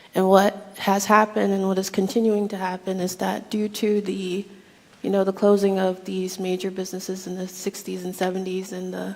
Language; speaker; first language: English; native; English